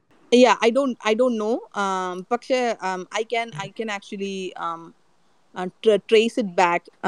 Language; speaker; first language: English; non-native, local second language; Malayalam